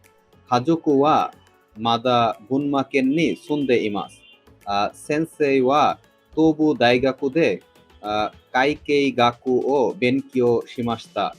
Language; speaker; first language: Japanese; non-native, learner; Bangla